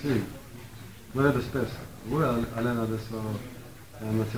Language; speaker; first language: Italian; non-native, learner; Russian